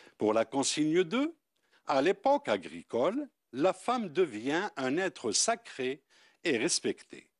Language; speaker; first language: French; non-native, local second language; Arabic